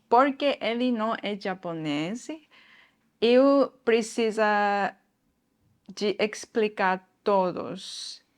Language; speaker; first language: Portuguese; non-native, learner; Japanese